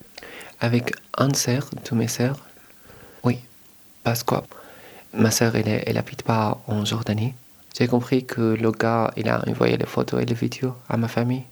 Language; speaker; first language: French; non-native, learner; Arabic